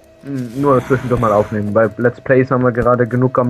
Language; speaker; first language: German; native; German